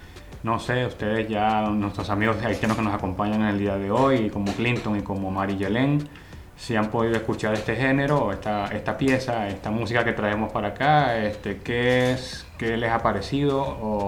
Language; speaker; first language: Spanish; native; Spanish